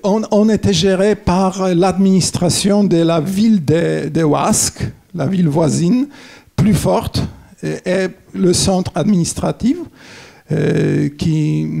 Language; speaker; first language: French; non-native, fluent; Polish